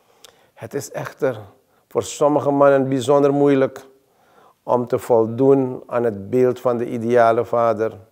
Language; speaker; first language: Dutch; native; Dutch